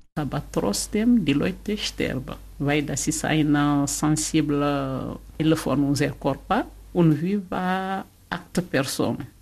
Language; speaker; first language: German; non-native, learner; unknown